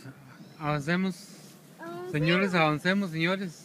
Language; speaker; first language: Spanish; native; Spanish